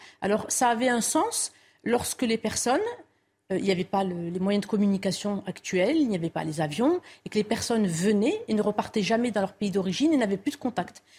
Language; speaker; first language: French; non-native, local second language; Arabic